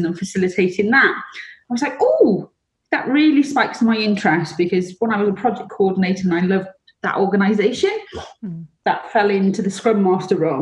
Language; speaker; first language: English; native; English